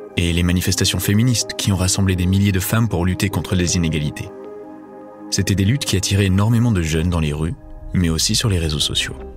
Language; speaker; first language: French; non-native, fluent; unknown